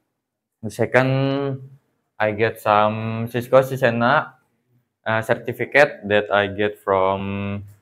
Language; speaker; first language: English; non-native, learner; Indonesian